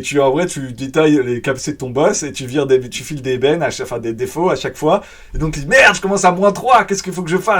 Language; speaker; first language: French; native; French